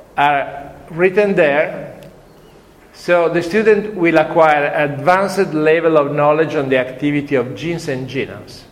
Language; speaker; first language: English; non-native, fluent; Italian